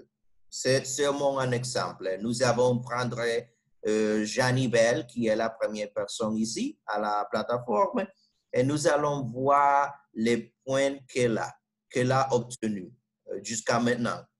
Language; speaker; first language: French; non-native, fluent; Spanish